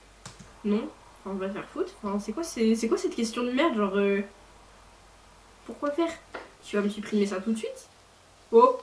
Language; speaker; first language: French; native; French